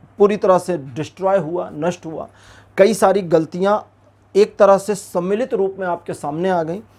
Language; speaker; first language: Hindi; native; Hindi